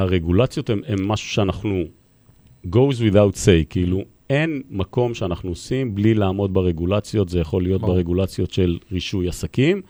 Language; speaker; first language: Hebrew; native; Hebrew